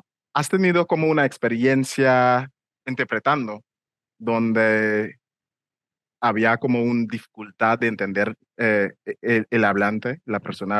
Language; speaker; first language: Spanish; non-native, fluent; English